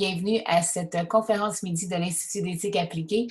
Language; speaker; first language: French; native; French